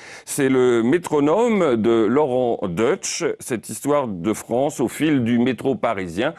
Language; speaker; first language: French; native; French